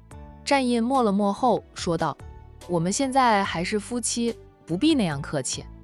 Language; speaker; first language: Chinese; native; Chinese